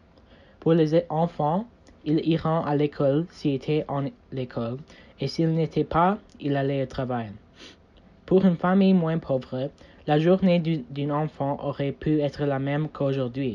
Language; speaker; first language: French; non-native, learner; English